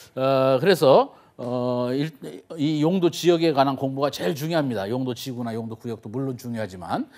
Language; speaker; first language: Korean; native; Korean